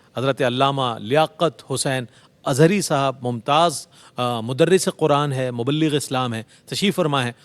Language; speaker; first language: Urdu; native; Urdu